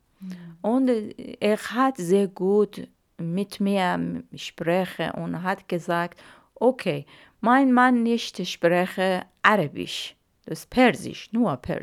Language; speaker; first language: German; non-native, learner; Arabic